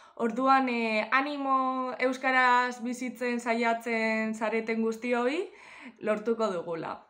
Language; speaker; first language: Basque; non-native, local second language; Spanish